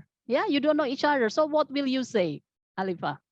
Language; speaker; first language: English; non-native, fluent; Indonesian